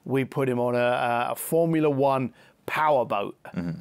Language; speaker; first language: English; native; English